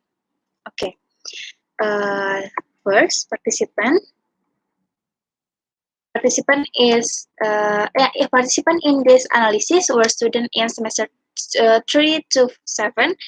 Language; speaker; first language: English; non-native, learner; Indonesian